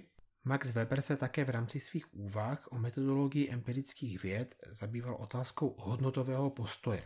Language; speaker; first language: Czech; native; Czech